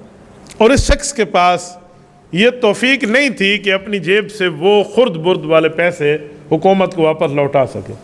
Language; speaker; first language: Urdu; native; Urdu